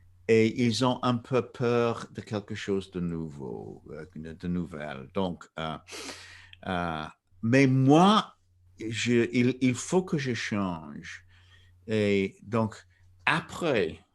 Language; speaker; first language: French; non-native, fluent; English